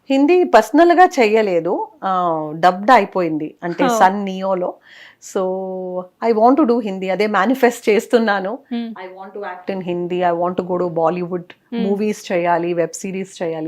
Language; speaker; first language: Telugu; non-native, local second language; Kannada